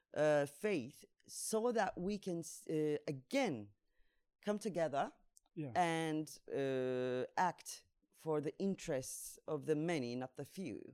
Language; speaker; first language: English; non-native, fluent; Turkish